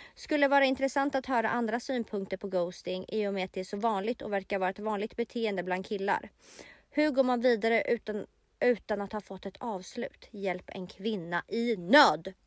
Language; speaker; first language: Swedish; native; Swedish